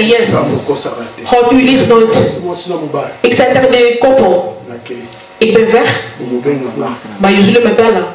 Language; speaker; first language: Dutch; non-native, learner; Lingala